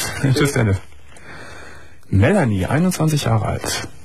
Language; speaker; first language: German; native; German